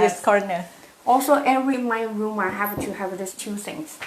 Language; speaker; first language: English; non-native, learner; Thai